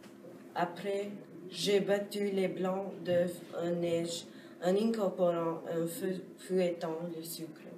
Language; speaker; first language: French; non-native, learner; English